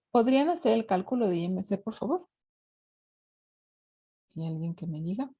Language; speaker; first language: Spanish; native; Spanish